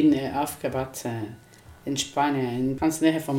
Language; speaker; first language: German; non-native, learner; Spanish